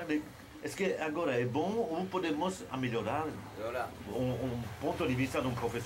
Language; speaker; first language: Portuguese; non-native, learner; French